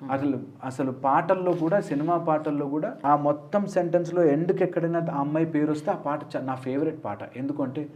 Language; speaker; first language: Telugu; native; Telugu